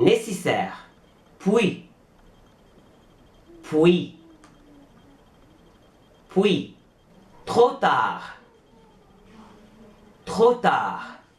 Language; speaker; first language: French; non-native, fluent; Arabic